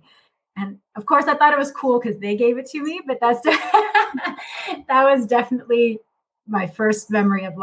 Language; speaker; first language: English; native; English